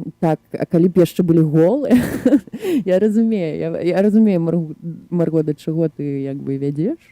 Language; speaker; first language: Belarusian; non-native, local second language; Russian